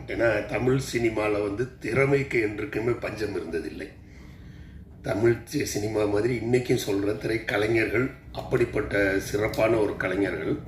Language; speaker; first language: Tamil; native; Tamil